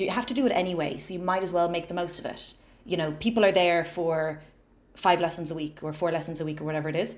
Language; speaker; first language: English; native; English